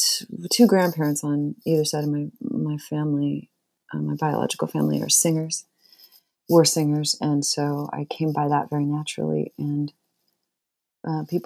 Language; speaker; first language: English; native; English